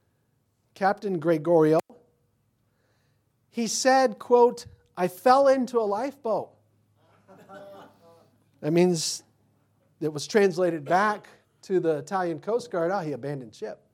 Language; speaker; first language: English; native; English